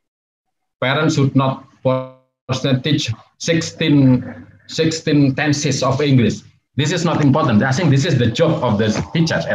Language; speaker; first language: English; non-native, fluent; Javanese